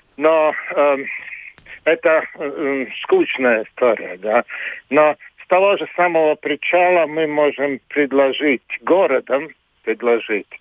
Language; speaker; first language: Russian; non-native, local second language; Latvian